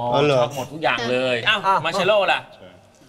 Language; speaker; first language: Thai; native; Thai